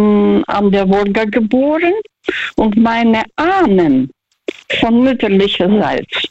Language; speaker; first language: German; non-native, fluent; Russian